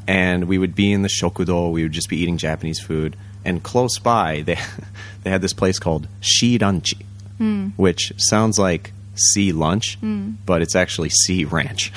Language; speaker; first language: English; early bilingual, other home language; Japanese